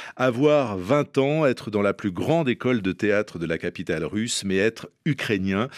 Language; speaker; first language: French; native; French